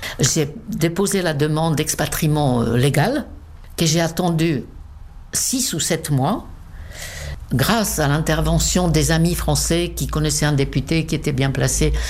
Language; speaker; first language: French; non-native, fluent; Czech